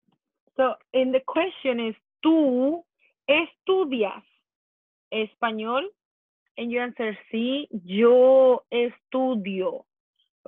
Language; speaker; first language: Spanish; non-native, fluent; English